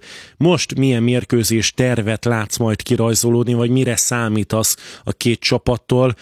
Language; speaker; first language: Hungarian; native; Hungarian